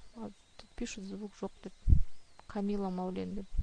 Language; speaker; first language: Russian; non-native, local second language; Kazakh